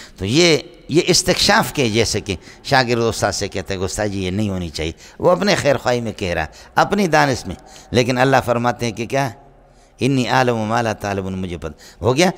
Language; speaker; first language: Urdu; non-native, local second language; Brahui